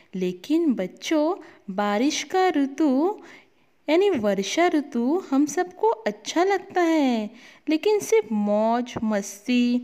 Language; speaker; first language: Hindi; non-native, local second language; Marathi